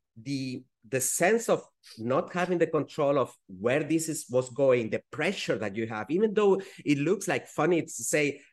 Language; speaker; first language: English; non-native, fluent; Spanish